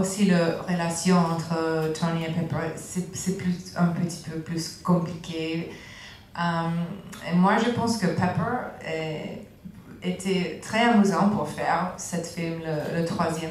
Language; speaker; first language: French; non-native, fluent; English